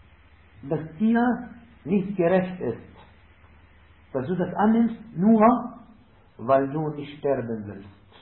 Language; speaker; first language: German; non-native, fluent; Arabic